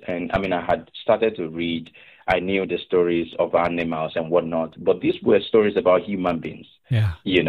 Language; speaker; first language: English; non-native, local second language; Igbo